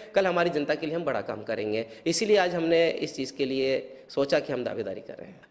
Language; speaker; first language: Hindi; native; Hindi